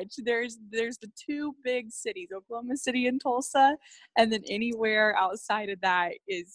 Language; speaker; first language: English; native; English